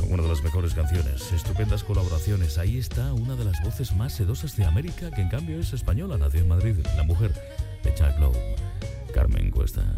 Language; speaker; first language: Spanish; native; Spanish